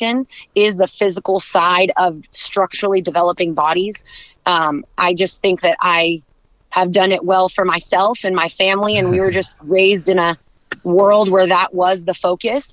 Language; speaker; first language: English; native; English